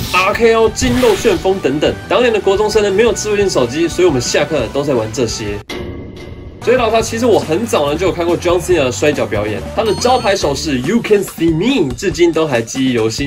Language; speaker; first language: Chinese; native; Chinese